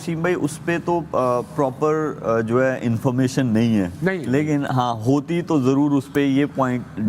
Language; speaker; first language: Urdu; native; Urdu